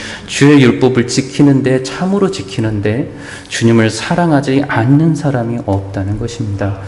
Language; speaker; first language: Korean; native; Korean